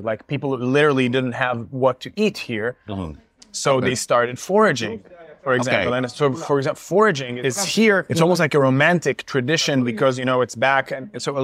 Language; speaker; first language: English; non-native, fluent; Hebrew